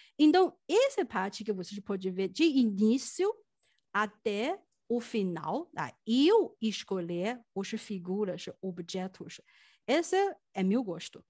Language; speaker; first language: Portuguese; non-native, fluent; Chinese